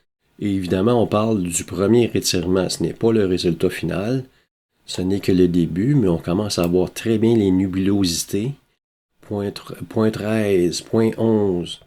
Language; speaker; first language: French; native; French